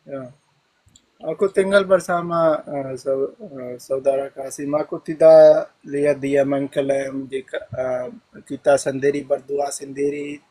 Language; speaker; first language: Indonesian; non-native, learner; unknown